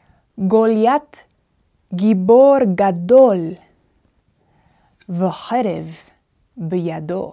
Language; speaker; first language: Hebrew; non-native, fluent; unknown